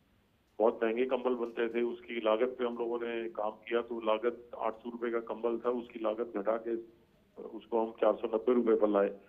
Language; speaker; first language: Hindi; native; Hindi